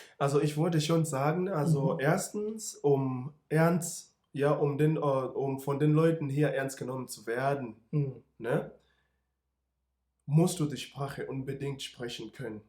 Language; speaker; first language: German; non-native, fluent; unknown